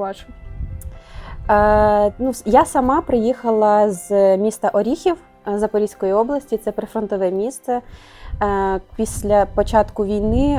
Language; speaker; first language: Ukrainian; native; Ukrainian